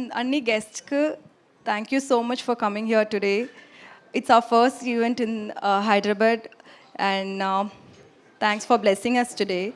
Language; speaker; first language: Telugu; non-native, local second language; Tamil